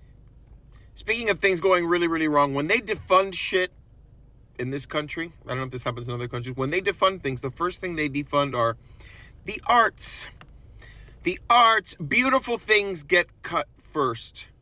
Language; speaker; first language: English; native; English